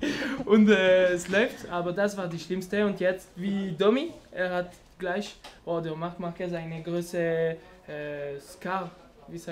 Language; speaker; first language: German; non-native, learner; French